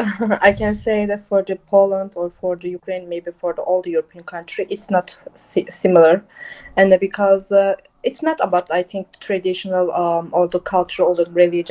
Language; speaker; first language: English; non-native, local second language; Turkish